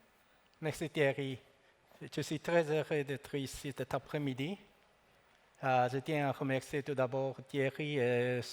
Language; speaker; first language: French; non-native, fluent; Korean